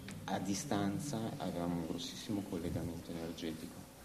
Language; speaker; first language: Italian; native; Italian